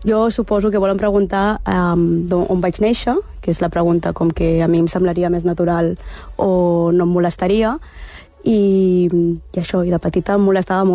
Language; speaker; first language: Catalan; early bilingual, heritage; Catalan